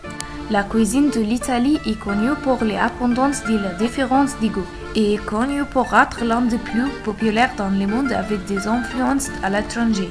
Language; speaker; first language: French; non-native, learner; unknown